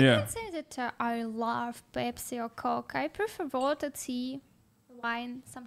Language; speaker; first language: English; non-native, learner; Russian